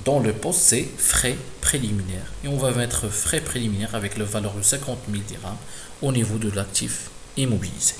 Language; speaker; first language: French; non-native, local second language; Arabic